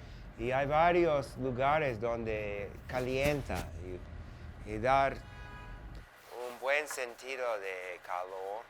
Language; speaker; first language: Spanish; non-native, fluent; English